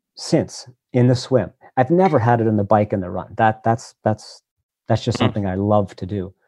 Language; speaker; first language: English; native; English